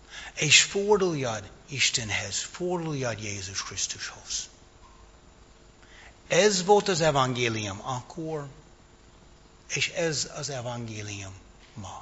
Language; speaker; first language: Hungarian; non-native, fluent; English